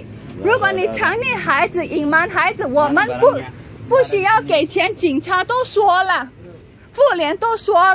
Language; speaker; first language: Chinese; non-native, fluent; Indonesian